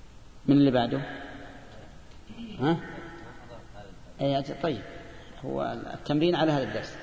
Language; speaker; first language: Arabic; native; Arabic